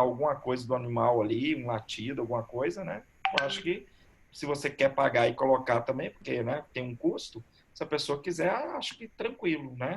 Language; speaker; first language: Portuguese; native; Portuguese